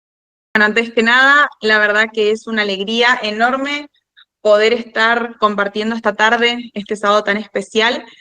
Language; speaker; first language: Spanish; native; Spanish